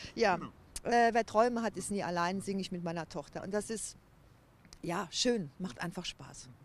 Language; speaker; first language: German; native; German